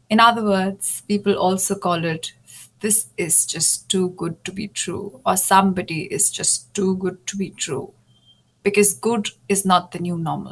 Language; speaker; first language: English; non-native, local second language; Hindi